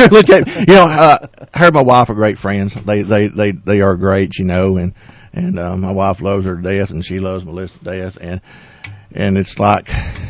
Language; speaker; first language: English; native; English